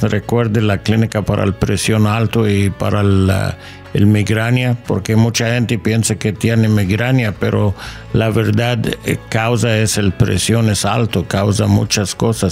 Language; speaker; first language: Spanish; non-native, learner; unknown